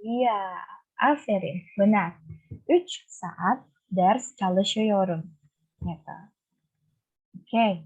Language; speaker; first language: Turkish; non-native, fluent; Indonesian